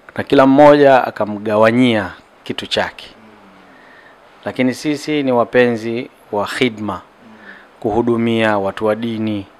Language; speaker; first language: Swahili; native; Swahili